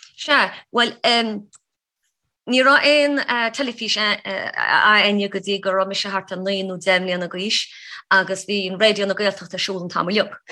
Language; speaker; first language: Irish; native; Irish